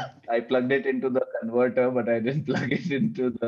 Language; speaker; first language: English; non-native, local second language; Gujarati